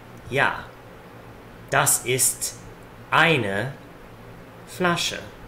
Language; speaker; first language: German; non-native, fluent; English